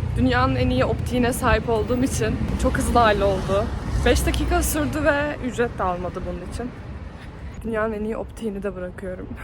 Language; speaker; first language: Turkish; native; Turkish